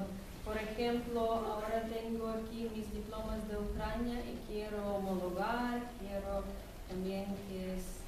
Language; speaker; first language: Spanish; non-native, learner; Ukrainian